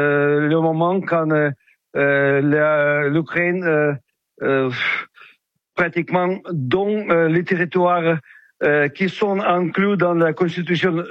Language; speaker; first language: French; non-native, fluent; Ukrainian